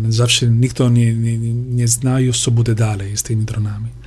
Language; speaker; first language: Ukrainian; non-native, learner; Italian